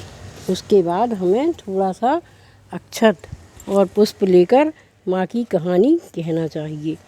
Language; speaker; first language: Hindi; native; Hindi